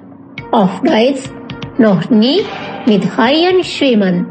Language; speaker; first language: German; non-native, fluent; Indonesian